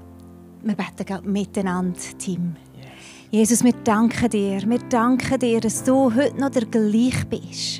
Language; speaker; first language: German; native; German